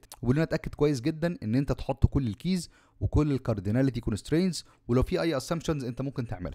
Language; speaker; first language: Arabic; native; Arabic